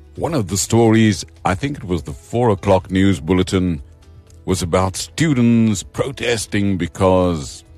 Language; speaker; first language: English; non-native, local second language; Afrikaans